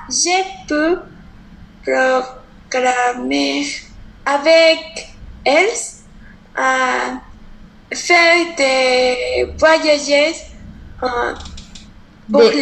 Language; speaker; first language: French; non-native, learner; Spanish